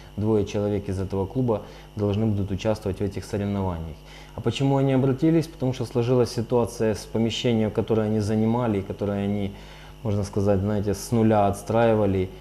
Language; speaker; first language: Russian; native; Russian